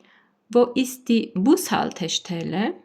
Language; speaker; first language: German; non-native, fluent; Armenian